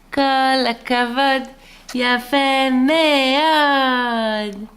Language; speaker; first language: Hebrew; non-native, fluent; Portuguese